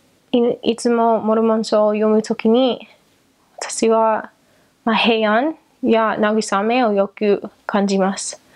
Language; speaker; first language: Japanese; non-native, learner; English